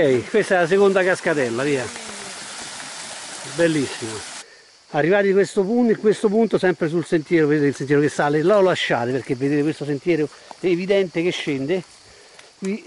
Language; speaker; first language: Italian; native; Italian